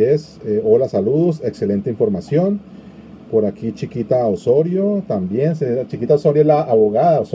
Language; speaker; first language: Spanish; native; Spanish